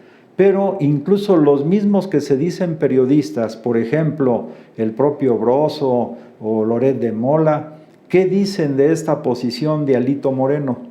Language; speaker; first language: Spanish; native; Spanish